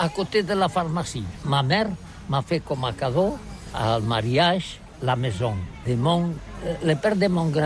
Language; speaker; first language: French; non-native, learner; Catalan